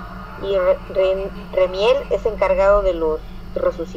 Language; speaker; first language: Spanish; native; Spanish